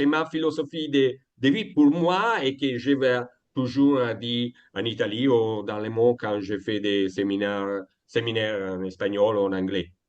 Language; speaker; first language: French; non-native, fluent; Italian